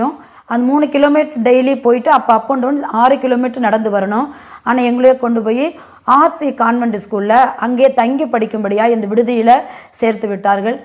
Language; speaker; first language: Tamil; native; Tamil